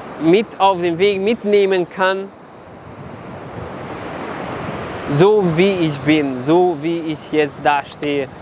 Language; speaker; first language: German; non-native, fluent; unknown